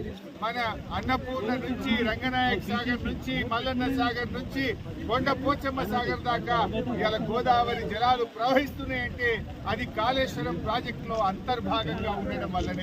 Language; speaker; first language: Telugu; native; Telugu